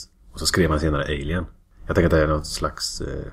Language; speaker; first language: Swedish; native; Swedish